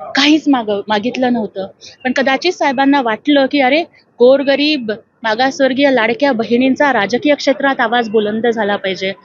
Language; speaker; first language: Marathi; non-native, local second language; Telugu